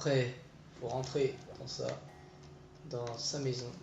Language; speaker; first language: French; native; French